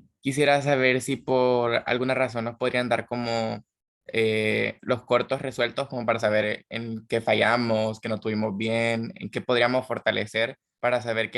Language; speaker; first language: Spanish; native; Spanish